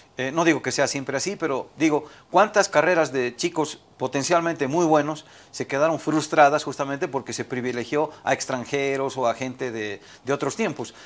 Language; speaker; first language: Spanish; native; Spanish